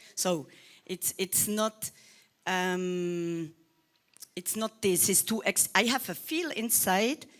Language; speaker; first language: English; non-native, learner; Swiss German